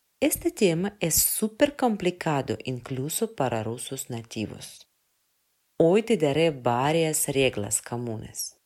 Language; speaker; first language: Spanish; non-native, fluent; Russian